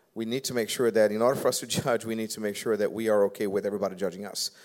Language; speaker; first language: English; non-native, fluent; Portuguese